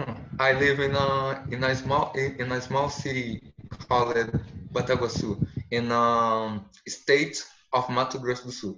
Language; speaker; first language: English; non-native, learner; Portuguese